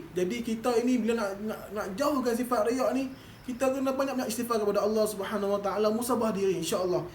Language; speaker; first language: Malay; native; Malay